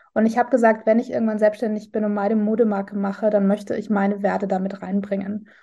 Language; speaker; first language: German; native; German